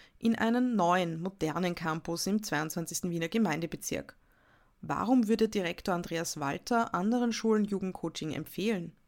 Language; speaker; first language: German; native; German